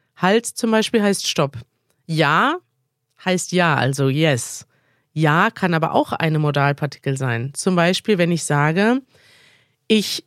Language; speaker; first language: German; native; German